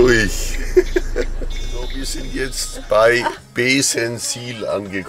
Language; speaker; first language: German; native; German